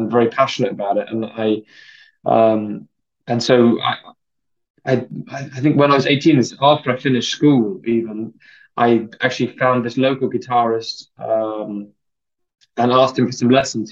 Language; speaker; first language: English; native; English